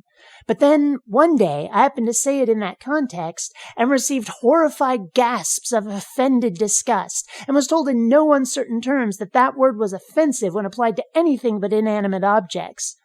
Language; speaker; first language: English; native; English